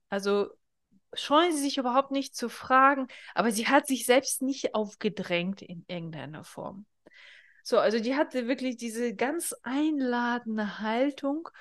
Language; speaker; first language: German; non-native, fluent; Russian